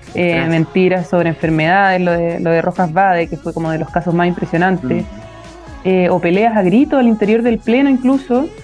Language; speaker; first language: Spanish; native; Spanish